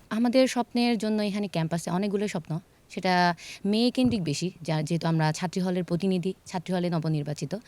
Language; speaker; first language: Bangla; non-native, local second language; Chakma